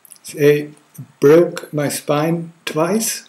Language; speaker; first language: English; non-native, learner; German